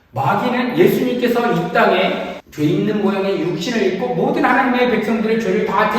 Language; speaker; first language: Korean; native; Korean